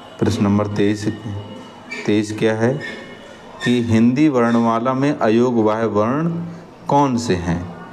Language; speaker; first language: Hindi; native; Hindi